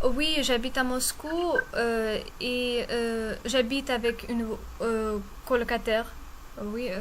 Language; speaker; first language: French; non-native, fluent; Russian